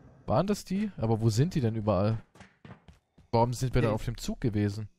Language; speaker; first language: German; native; German